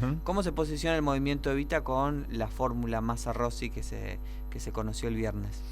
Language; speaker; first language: Spanish; native; Spanish